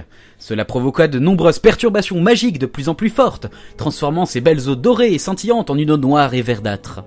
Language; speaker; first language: French; native; French